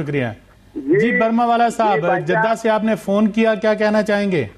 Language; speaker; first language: Urdu; native; Urdu